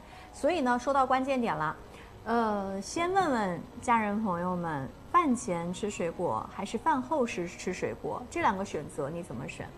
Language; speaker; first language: Chinese; native; Chinese